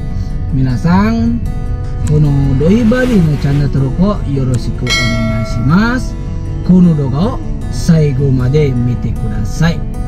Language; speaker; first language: Japanese; non-native, fluent; Indonesian